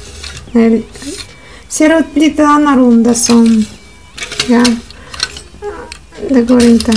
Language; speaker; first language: Swedish; non-native, learner; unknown